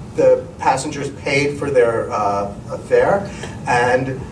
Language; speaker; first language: English; native; English